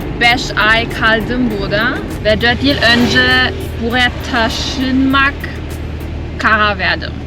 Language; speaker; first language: Turkish; non-native, learner; German